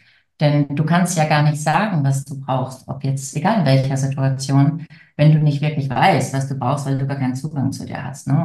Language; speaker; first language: German; native; German